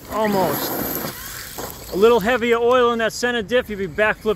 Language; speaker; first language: English; native; English